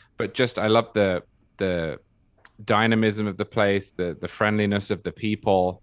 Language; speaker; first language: English; native; English